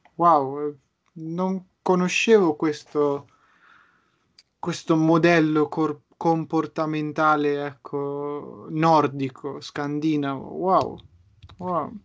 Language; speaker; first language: Italian; native; Italian